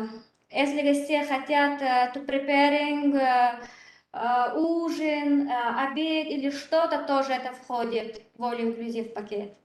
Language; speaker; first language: Russian; non-native, learner; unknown